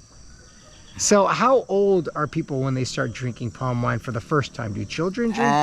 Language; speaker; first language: English; native; English